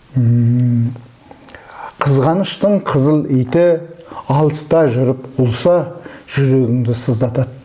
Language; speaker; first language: Kazakh; native; Kazakh